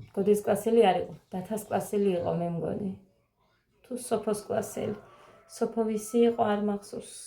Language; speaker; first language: Georgian; native; Georgian